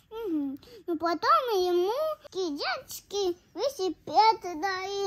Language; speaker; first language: Russian; early bilingual, heritage; Russian